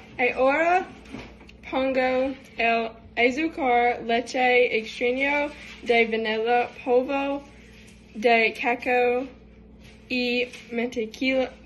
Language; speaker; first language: Spanish; non-native, learner; English